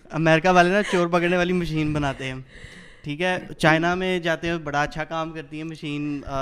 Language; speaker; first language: Urdu; non-native, local second language; Punjabi